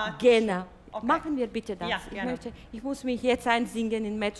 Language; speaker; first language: German; non-native, fluent; Bulgarian